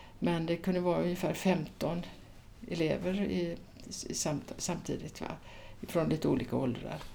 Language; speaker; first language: Swedish; native; Swedish